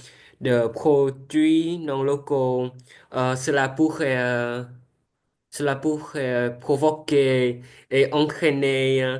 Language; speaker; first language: French; non-native, learner; Vietnamese